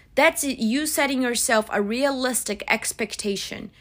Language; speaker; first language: English; non-native, fluent; Portuguese